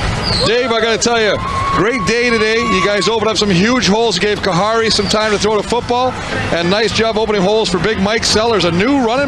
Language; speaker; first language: English; native; English